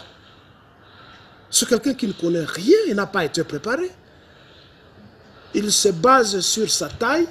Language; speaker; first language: French; non-native, local second language; Lingala